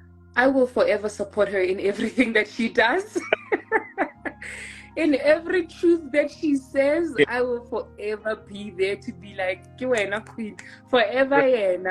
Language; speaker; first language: English; non-native, local second language; Tswana